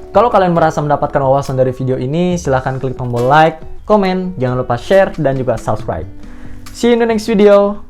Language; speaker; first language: Indonesian; native; Indonesian